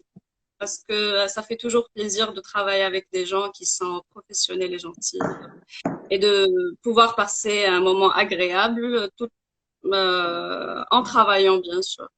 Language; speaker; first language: French; non-native, local second language; Arabic